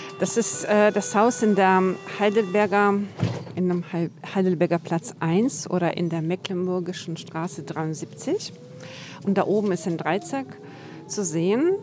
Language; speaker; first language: German; non-native, fluent; Ukrainian